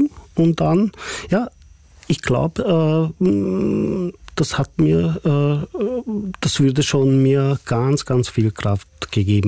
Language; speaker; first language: German; non-native, fluent; Hungarian